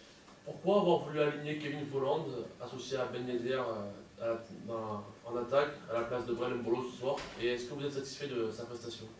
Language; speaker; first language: French; native; French